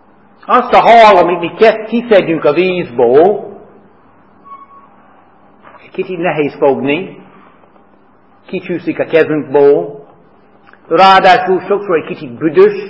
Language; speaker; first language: Hungarian; non-native, fluent; English